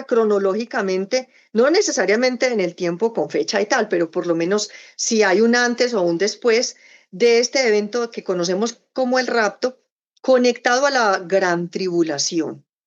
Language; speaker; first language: Spanish; native; Spanish